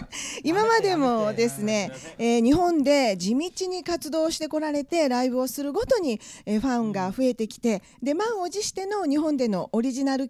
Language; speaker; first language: Japanese; native; Japanese